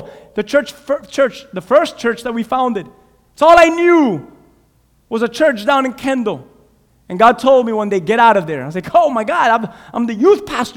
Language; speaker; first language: English; non-native, fluent; Spanish